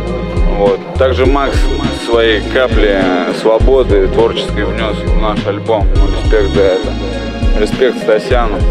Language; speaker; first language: Russian; native; Russian